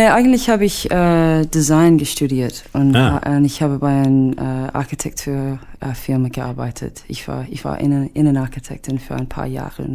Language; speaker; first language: German; non-native, learner; English